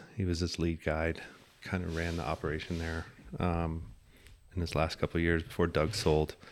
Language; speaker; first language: English; native; English